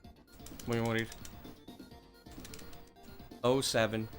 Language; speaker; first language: Spanish; non-native, fluent; English